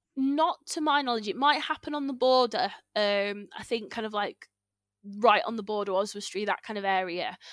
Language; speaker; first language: English; native; English